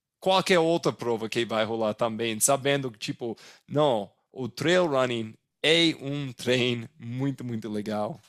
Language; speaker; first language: Portuguese; non-native, fluent; English